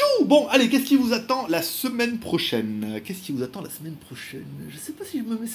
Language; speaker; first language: French; native; French